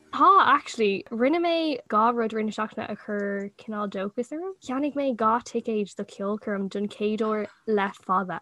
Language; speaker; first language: Irish; non-native, local second language; English